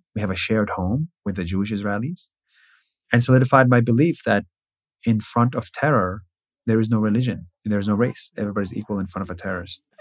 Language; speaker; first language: English; non-native, fluent; Hebrew